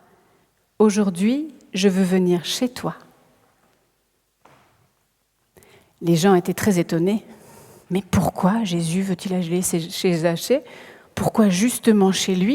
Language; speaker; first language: French; native; French